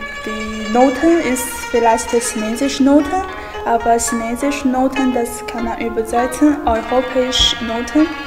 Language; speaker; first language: German; non-native, learner; Chinese